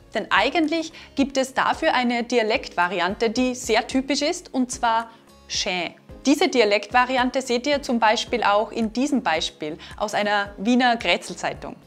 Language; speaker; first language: German; native; German